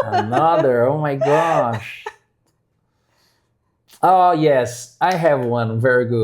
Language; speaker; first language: English; non-native, fluent; Portuguese